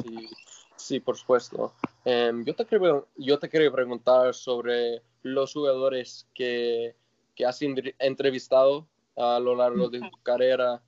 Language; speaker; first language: Spanish; non-native, fluent; English